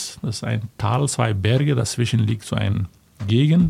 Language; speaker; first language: German; non-native, fluent; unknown